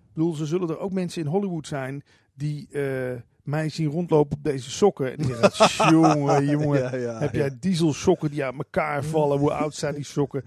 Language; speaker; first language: Dutch; native; Dutch